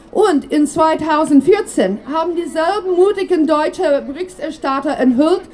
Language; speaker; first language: German; non-native, fluent; English